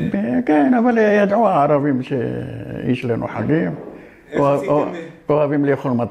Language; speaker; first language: Hebrew; early bilingual, other home language; Arabic